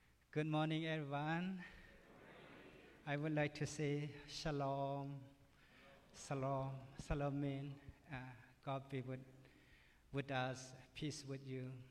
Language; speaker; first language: English; non-native, learner; Burmese